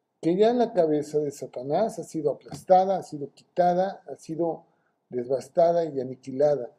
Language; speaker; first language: Spanish; native; Spanish